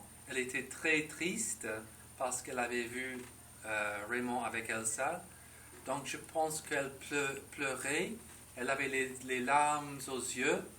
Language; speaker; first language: French; non-native, fluent; English